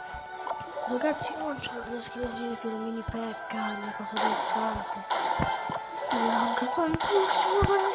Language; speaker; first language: Italian; native; Italian